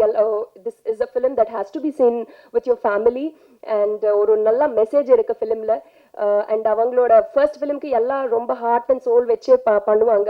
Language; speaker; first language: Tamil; non-native, learner; Telugu